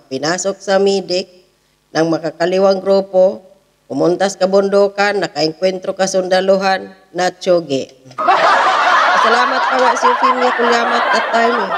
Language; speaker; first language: Filipino; non-native, local second language; Cebuano